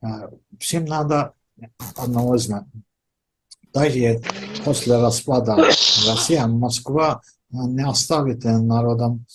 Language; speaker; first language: Russian; non-native, fluent; Azerbaijani